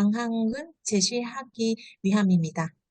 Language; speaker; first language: Korean; non-native, fluent; Vietnamese